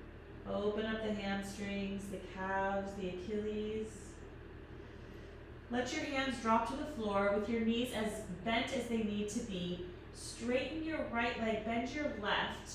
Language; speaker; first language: English; native; English